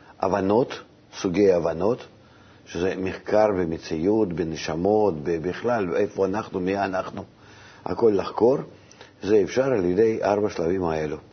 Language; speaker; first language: Hebrew; non-native, fluent; Russian